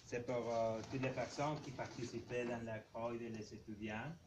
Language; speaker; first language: French; non-native, learner; Spanish